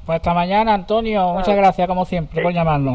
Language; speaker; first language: Spanish; native; Spanish